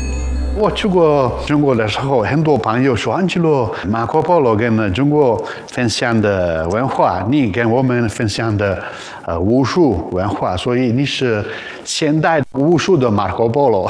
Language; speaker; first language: Chinese; non-native, learner; Italian